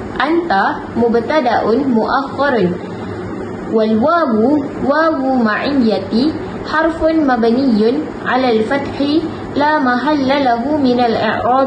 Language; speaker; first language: Arabic; non-native, learner; Malay